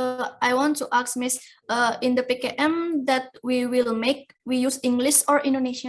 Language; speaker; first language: English; non-native, learner; Indonesian